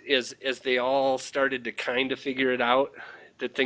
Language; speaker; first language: English; native; English